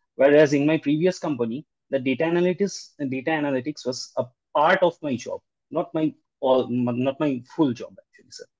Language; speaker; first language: English; non-native, local second language; Bangla